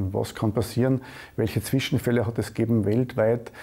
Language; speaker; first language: German; native; German